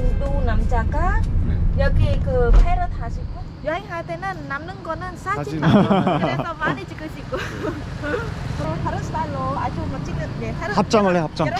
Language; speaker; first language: Korean; non-native, learner; Khmer